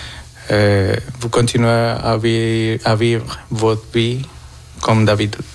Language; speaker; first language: French; non-native, fluent; Spanish